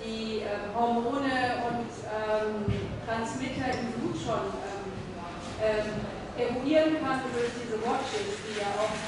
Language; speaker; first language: German; native; German